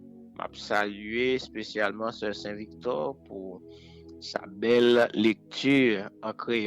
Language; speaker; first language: French; non-native, local second language; Haitian Creole